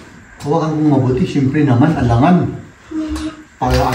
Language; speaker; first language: Filipino; native; Filipino